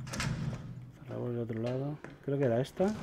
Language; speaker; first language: Spanish; native; Spanish